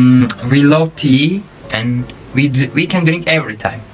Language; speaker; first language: English; non-native, learner; Turkish